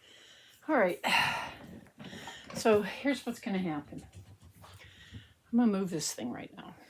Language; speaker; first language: English; native; English